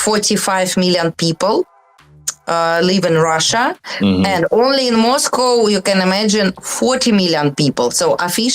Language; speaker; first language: English; non-native, learner; Russian